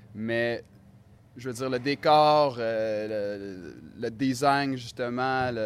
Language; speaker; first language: French; native; French